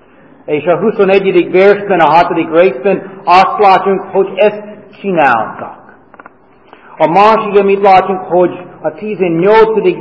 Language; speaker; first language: Hungarian; non-native, fluent; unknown